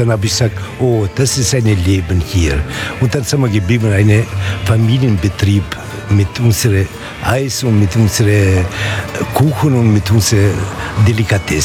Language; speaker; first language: German; non-native, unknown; Italian